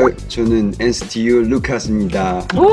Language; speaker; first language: Korean; non-native, learner; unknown